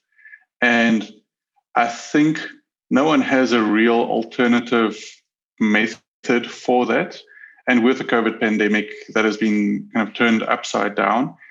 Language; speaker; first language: English; non-native, local second language; Afrikaans